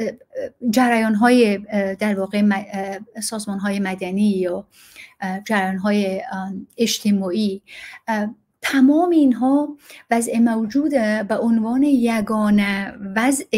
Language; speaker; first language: Persian; native; Persian